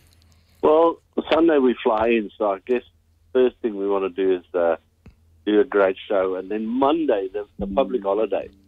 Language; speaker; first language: English; non-native, local second language; Afrikaans